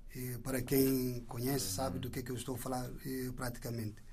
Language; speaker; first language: Portuguese; non-native, fluent; Indonesian